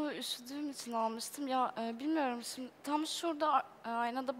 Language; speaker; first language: Turkish; non-native, learner; English